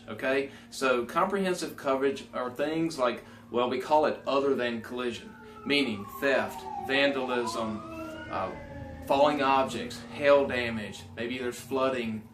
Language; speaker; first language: English; native; English